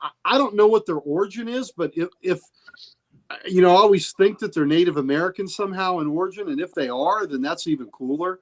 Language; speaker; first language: English; native; English